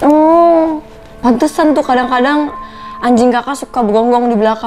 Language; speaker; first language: Indonesian; native; Indonesian